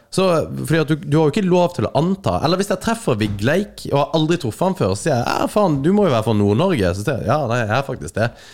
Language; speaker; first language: Norwegian; native; Norwegian